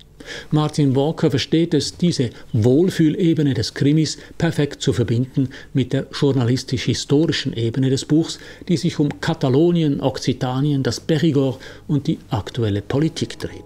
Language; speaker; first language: German; native; German